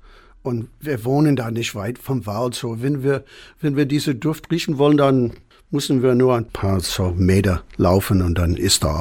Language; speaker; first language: German; non-native, fluent; English